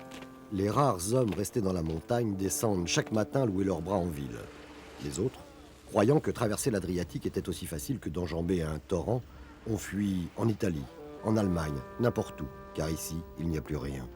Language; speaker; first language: French; native; French